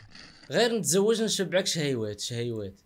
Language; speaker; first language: Arabic; native; Arabic